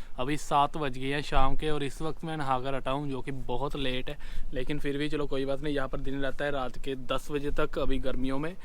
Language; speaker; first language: Hindi; non-native, local second language; Punjabi